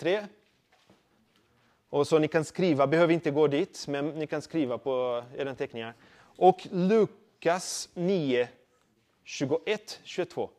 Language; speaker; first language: Swedish; non-native, fluent; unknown